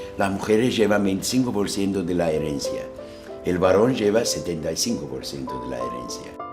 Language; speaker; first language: Spanish; non-native, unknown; Azerbaijani